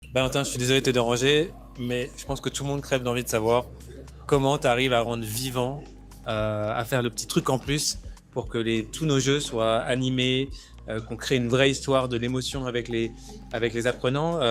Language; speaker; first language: French; native; French